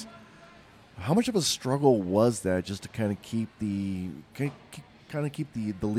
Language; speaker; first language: English; native; English